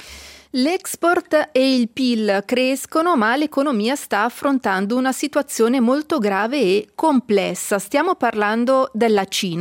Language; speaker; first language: Italian; native; Italian